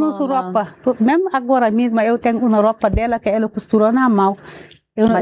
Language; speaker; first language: Portuguese; non-native, learner; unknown